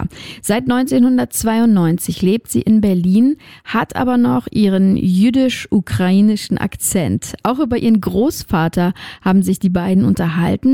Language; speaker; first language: German; native; German